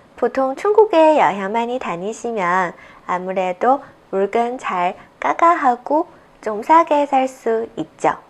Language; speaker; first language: Korean; non-native, fluent; Chinese